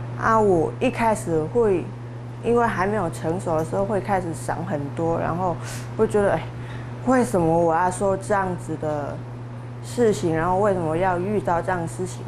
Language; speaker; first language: Chinese; non-native, fluent; Vietnamese